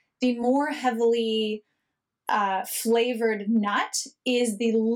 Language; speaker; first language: English; native; English